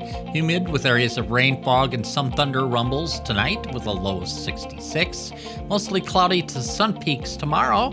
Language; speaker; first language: English; native; English